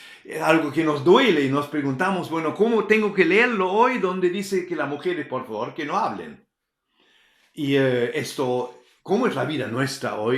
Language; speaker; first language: Spanish; non-native, fluent; German